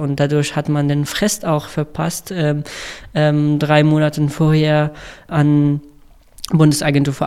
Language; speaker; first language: German; non-native, fluent; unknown